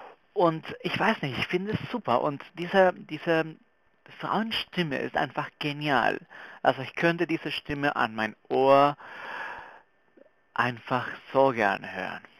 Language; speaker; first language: German; non-native, fluent; Spanish